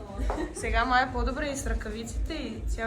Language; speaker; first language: Bulgarian; native; Bulgarian